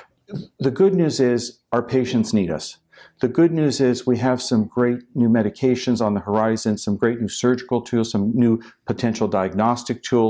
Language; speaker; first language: English; native; English